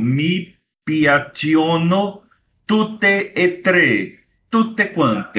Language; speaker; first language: Italian; non-native, learner; Portuguese